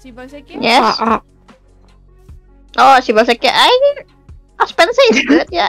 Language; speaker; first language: English; non-native, learner; Indonesian